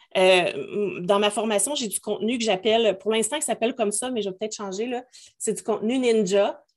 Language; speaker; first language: French; native; French